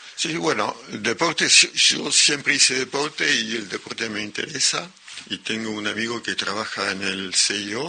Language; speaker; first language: Spanish; non-native, local second language; French